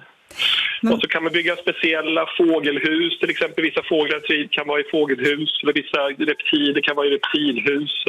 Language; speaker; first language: Swedish; native; Swedish